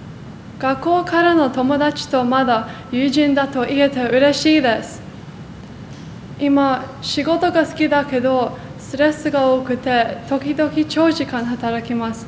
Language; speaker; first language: Japanese; non-native, learner; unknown